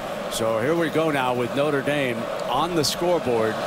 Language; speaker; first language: English; native; English